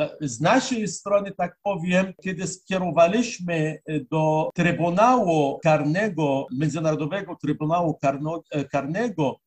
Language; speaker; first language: Polish; non-native, fluent; Arabic